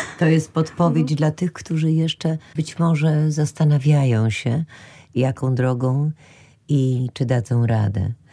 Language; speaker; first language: Polish; native; Polish